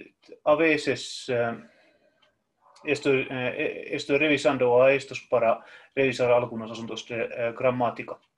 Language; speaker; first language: Spanish; non-native, fluent; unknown